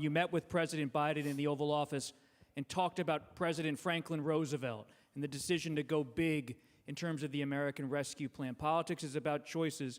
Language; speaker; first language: English; native; English